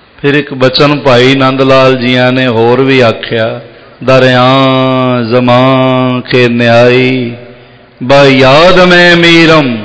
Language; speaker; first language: Punjabi; native; Punjabi